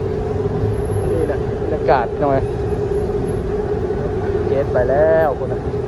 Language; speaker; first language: Thai; non-native, local second language; Lao